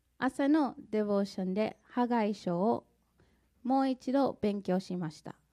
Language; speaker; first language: Japanese; non-native, fluent; English